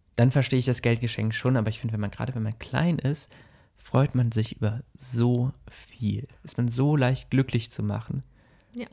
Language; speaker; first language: German; native; German